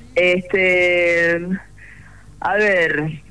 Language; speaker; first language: Spanish; native; Spanish